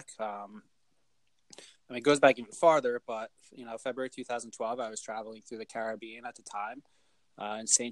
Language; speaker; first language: English; native; English